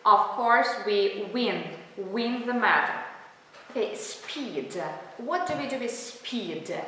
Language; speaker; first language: English; non-native, fluent; Russian